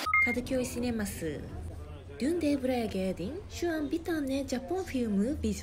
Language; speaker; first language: Turkish; non-native, learner; Japanese